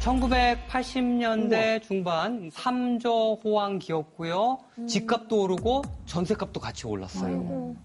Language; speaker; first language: Korean; native; Korean